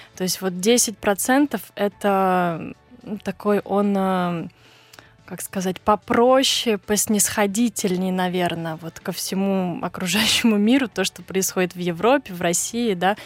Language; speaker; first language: Russian; native; Russian